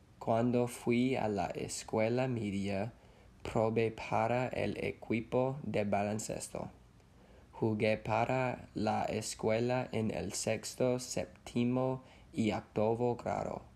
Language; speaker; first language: Spanish; non-native, learner; English